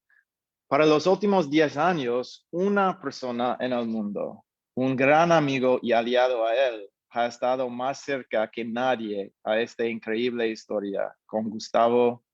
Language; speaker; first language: Spanish; non-native, fluent; English